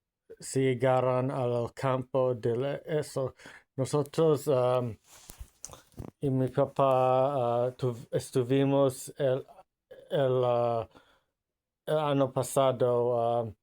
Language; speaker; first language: Spanish; non-native, learner; English